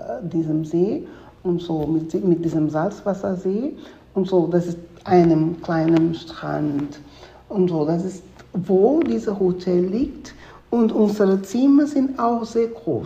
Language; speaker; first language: German; non-native, fluent; Spanish